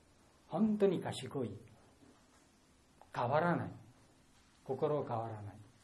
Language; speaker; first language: Japanese; non-native, learner; Bangla